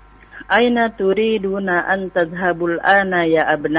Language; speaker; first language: Arabic; non-native, learner; Indonesian